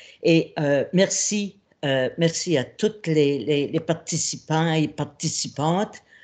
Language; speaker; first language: French; native; French